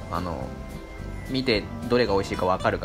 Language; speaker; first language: Japanese; native; Japanese